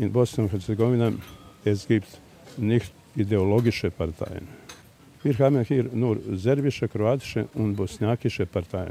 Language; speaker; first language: German; non-native, fluent; Serbian